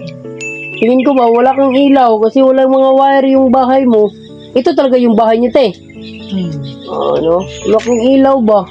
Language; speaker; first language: Filipino; non-native, local second language; Cebuano